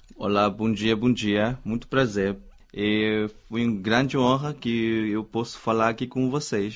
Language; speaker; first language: Portuguese; non-native, fluent; Chinese